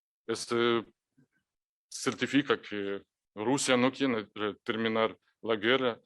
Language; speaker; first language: Spanish; non-native, fluent; Ukrainian